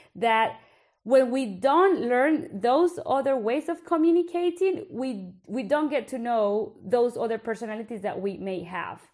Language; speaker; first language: English; non-native, fluent; Spanish